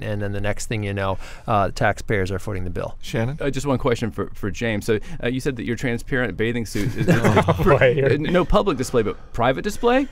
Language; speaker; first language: English; native; English